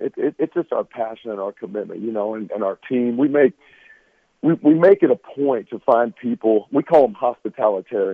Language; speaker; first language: English; native; English